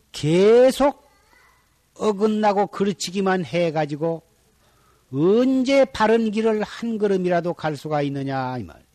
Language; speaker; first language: Korean; native; Korean